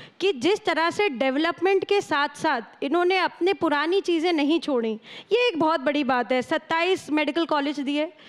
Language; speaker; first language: Hindi; native; Hindi